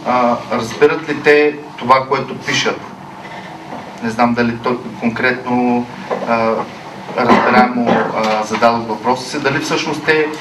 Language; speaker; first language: Bulgarian; native; Bulgarian